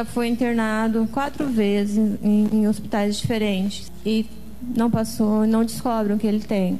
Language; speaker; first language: Portuguese; native; Portuguese